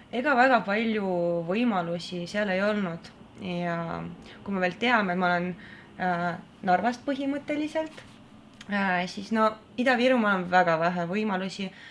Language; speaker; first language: Estonian; non-native, local second language; Russian